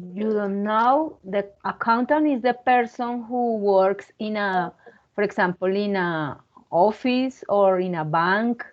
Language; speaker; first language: English; non-native, learner; Spanish